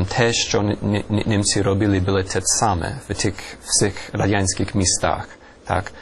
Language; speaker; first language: Ukrainian; non-native, fluent; English